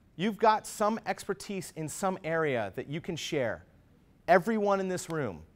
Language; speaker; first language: English; native; English